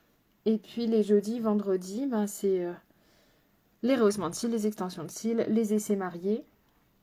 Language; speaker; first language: French; native; French